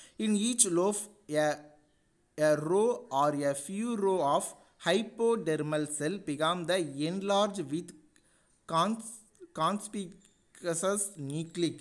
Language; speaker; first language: English; non-native, local second language; Tamil